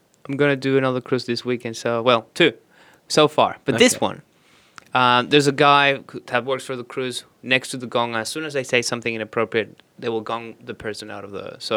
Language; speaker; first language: English; non-native, fluent; Spanish